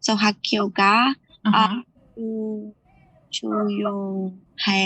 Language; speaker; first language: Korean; non-native, learner; English